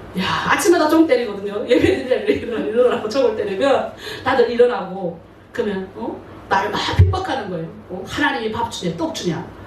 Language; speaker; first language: Korean; native; Korean